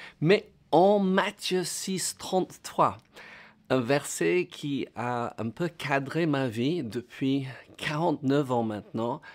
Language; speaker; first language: French; non-native, fluent; English